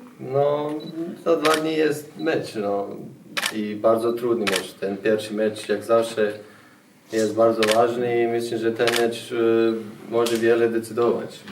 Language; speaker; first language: Polish; non-native, fluent; Bosnian